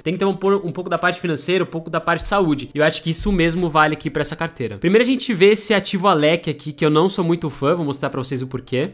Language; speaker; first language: Portuguese; native; Portuguese